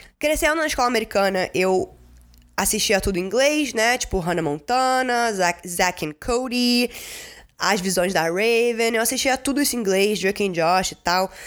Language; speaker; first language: Portuguese; native; Portuguese